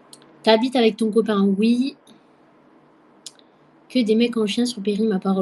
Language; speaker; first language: French; native; French